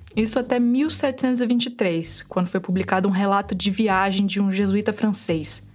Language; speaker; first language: Portuguese; native; Portuguese